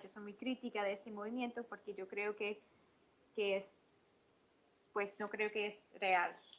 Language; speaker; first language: Spanish; non-native, fluent; English